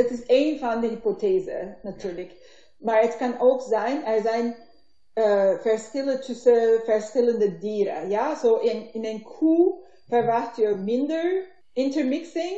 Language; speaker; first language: Dutch; non-native, learner; Turkish